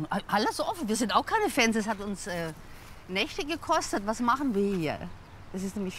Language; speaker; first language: German; native; German